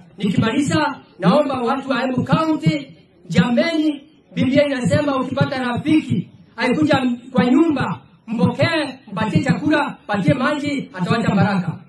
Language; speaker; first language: Swahili; non-native, local second language; Meru